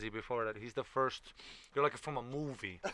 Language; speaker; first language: English; non-native, fluent; Estonian